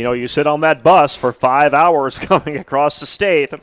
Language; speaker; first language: English; native; English